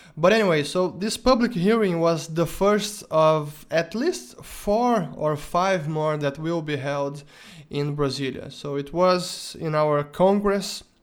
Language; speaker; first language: English; non-native, fluent; Portuguese